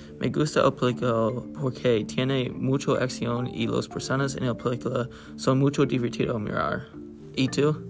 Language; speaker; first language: Spanish; non-native, learner; English